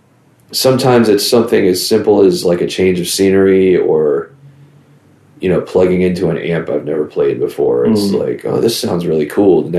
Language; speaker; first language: English; native; English